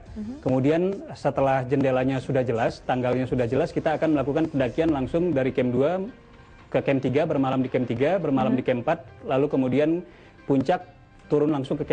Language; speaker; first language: Indonesian; native; Indonesian